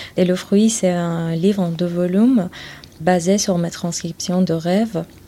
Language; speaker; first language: French; non-native, fluent; Persian